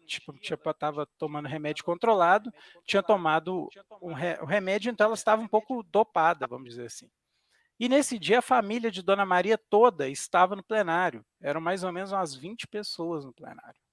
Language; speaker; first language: Portuguese; native; Portuguese